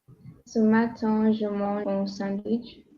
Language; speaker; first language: French; non-native, learner; English